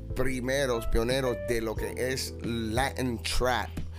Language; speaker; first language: Spanish; early bilingual, heritage; Spanish